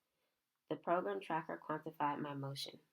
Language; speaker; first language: English; native; English